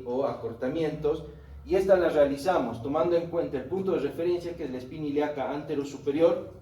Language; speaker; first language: Spanish; native; Spanish